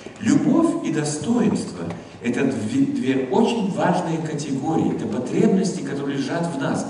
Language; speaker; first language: Russian; non-native, fluent; German